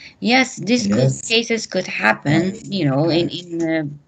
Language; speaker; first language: English; non-native, fluent; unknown